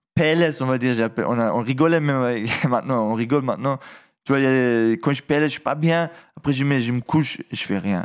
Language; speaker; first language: French; non-native, fluent; Russian